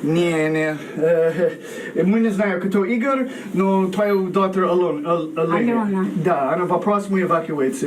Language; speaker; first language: Russian; non-native, learner; English